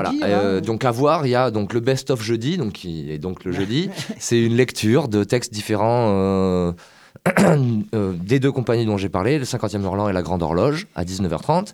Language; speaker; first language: French; native; French